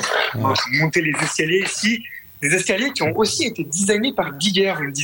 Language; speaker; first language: French; native; French